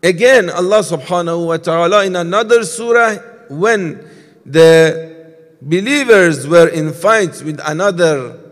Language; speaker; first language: English; non-native, fluent; Persian